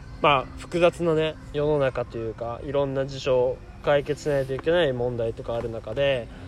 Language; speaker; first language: Japanese; native; Japanese